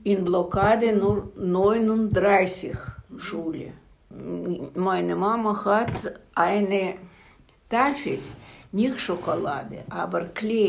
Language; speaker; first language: German; non-native, learner; Russian